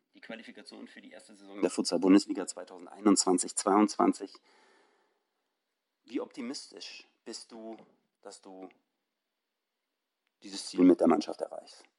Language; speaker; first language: German; native; German